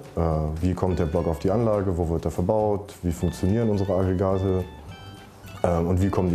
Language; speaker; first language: German; native; German